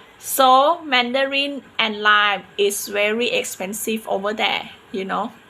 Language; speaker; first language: English; non-native, fluent; Thai